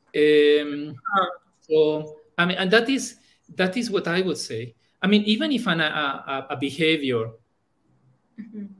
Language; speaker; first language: English; non-native, fluent; Spanish